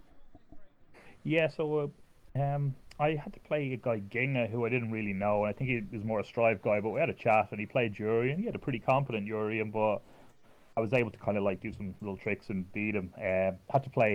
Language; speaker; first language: English; native; English